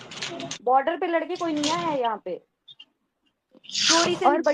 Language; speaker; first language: Hindi; native; Hindi